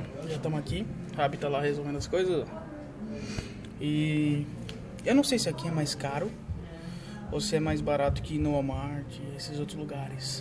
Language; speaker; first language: Portuguese; native; Portuguese